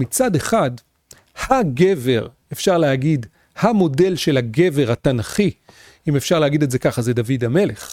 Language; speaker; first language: Hebrew; native; Hebrew